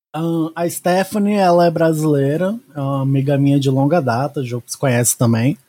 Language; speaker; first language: Portuguese; native; Portuguese